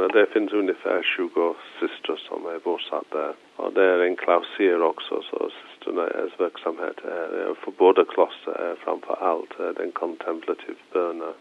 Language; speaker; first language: Swedish; non-native, fluent; English